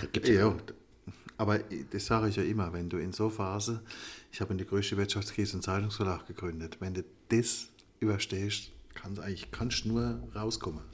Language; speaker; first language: German; native; German